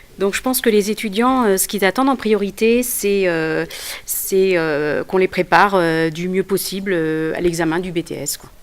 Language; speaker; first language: French; native; French